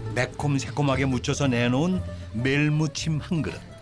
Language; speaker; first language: Korean; native; Korean